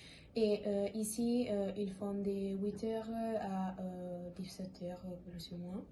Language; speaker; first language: French; non-native, learner; Italian